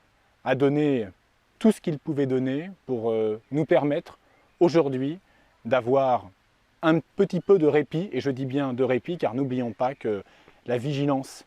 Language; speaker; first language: French; native; French